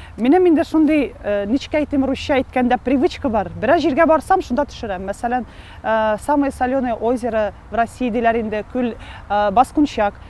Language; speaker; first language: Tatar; non-native, local second language; Russian